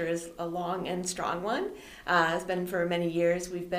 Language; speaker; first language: English; native; English